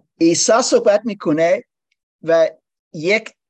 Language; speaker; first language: Persian; non-native, learner; English